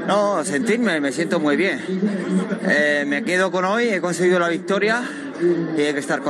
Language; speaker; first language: Spanish; native; Spanish